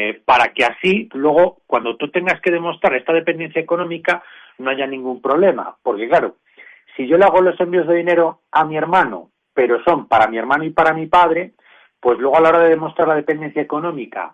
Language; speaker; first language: Spanish; native; Spanish